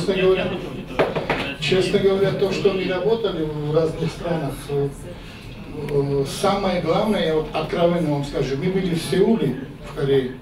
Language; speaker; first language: Russian; non-native, fluent; Georgian